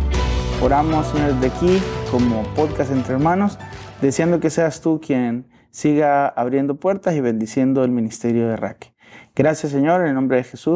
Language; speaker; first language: Spanish; native; Spanish